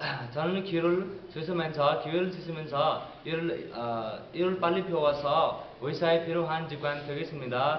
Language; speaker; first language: Korean; non-native, learner; Nepali